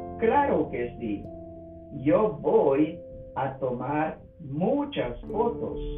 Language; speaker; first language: Spanish; non-native, learner; English